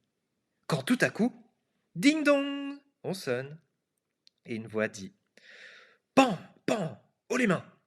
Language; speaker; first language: French; non-native, fluent; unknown